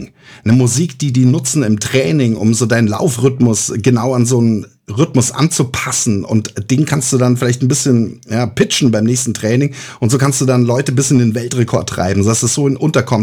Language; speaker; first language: German; native; German